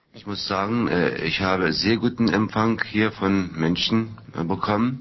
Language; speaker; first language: German; non-native, fluent; Turkish